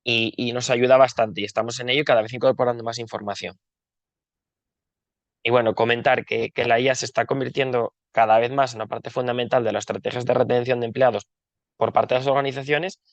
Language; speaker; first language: Spanish; native; Spanish